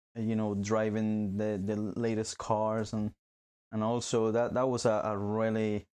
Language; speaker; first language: English; non-native, fluent; Spanish